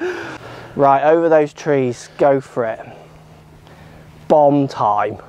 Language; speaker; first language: English; native; English